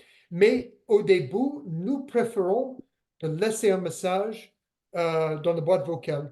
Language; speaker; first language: French; non-native, fluent; English